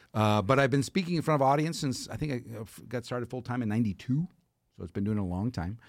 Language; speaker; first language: English; native; English